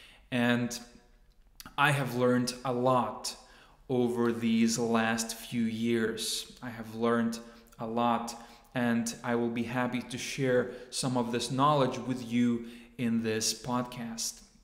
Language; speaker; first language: English; non-native, fluent; Lithuanian